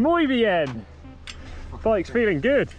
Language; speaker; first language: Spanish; non-native, learner; English